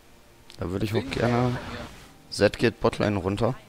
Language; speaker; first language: German; native; German